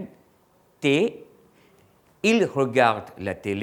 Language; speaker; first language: French; non-native, fluent; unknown